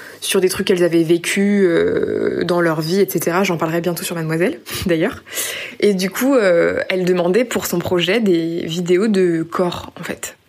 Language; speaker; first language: French; native; French